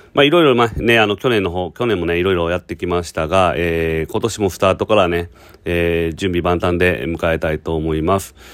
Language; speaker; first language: Japanese; native; Japanese